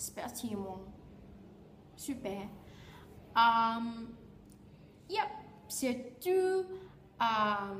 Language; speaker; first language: French; non-native, learner; Vietnamese